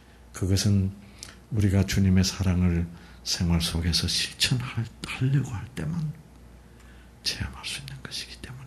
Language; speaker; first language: Korean; native; Korean